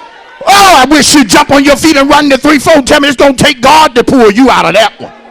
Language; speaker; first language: English; native; English